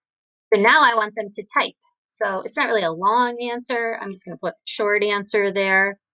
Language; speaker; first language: English; native; English